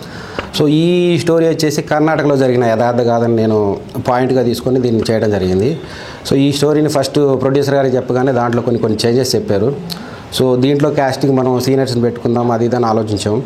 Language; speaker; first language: Telugu; native; Telugu